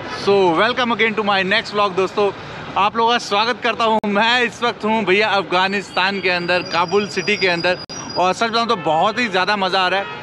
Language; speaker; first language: Hindi; native; Hindi